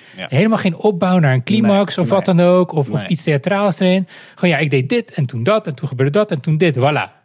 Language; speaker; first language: Dutch; non-native, fluent; Romanian